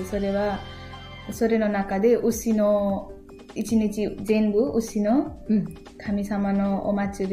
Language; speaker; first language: Japanese; non-native, learner; Nepali